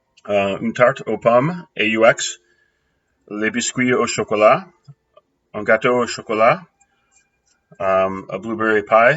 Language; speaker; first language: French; non-native, fluent; English